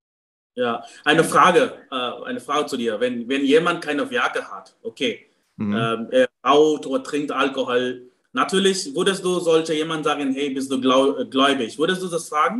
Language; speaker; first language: German; non-native, fluent; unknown